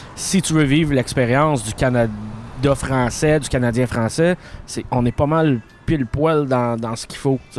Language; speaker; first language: French; native; French